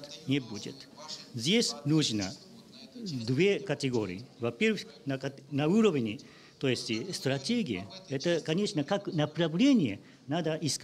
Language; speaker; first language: Russian; non-native, learner; Japanese